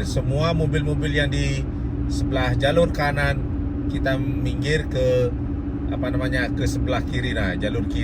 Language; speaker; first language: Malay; non-native, local second language; Balinese